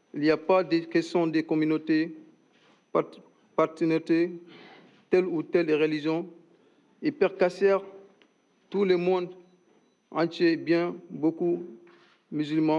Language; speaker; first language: French; non-native, learner; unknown